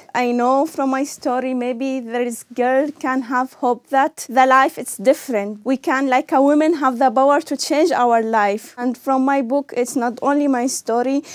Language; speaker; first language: English; non-native, learner; Arabic